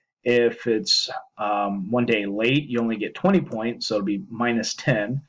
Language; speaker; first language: English; native; English